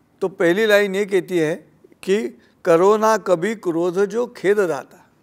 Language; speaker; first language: Hindi; non-native, local second language; Marathi